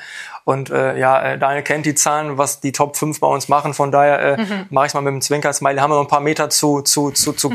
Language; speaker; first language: German; native; German